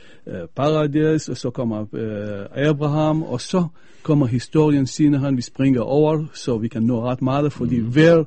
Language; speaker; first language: Danish; non-native, fluent; Arabic